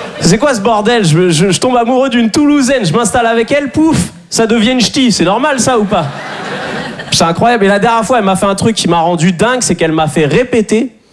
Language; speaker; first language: French; native; French